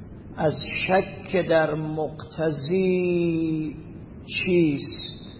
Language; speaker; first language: Persian; native; Persian